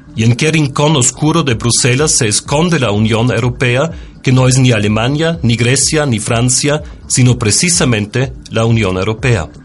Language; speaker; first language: Spanish; non-native, fluent; German